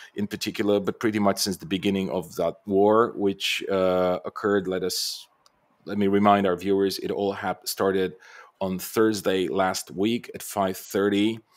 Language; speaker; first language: English; non-native, fluent; Bulgarian